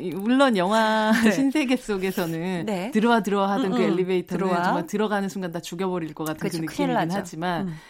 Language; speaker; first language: Korean; native; Korean